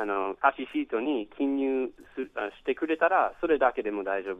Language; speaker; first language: Japanese; non-native, fluent; English